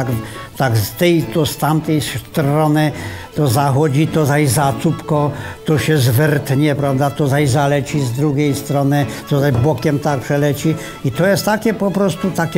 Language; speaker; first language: Polish; native; Polish